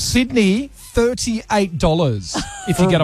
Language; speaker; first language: English; native; English